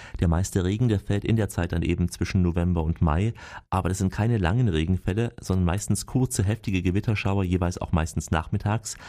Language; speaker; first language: German; native; German